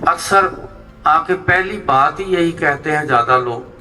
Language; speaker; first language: Hindi; non-native, local second language; Punjabi